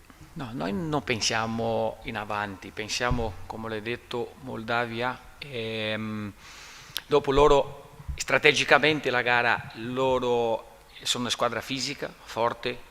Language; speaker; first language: Italian; non-native, learner; Portuguese